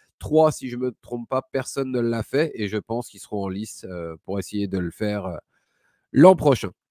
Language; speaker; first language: French; native; French